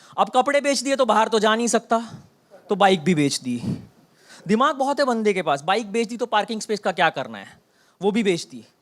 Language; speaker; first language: Hindi; non-native, local second language; Bangla